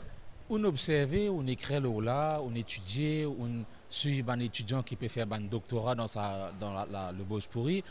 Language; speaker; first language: French; non-native, local second language; Morisyen